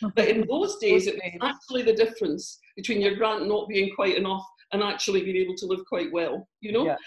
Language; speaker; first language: English; native; English